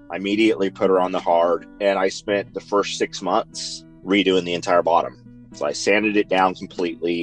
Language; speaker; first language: English; native; English